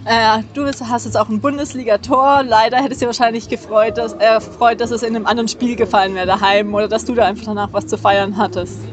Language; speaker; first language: German; native; German